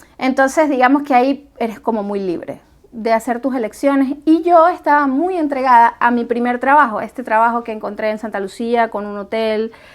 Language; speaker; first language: Spanish; native; Spanish